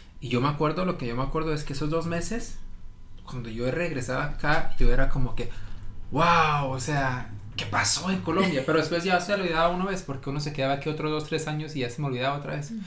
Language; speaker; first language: Spanish; early bilingual, heritage; Norwegian